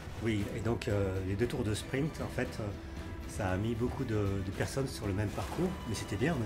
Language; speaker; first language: French; native; French